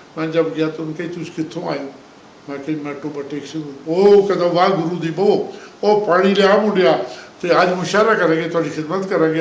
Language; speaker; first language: Urdu; non-native, local second language; Punjabi